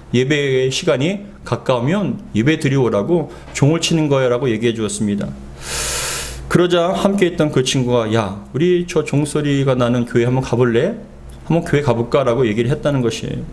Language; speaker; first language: Korean; native; Korean